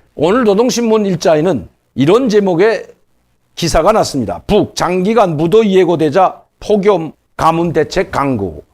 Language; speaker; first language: Korean; native; Korean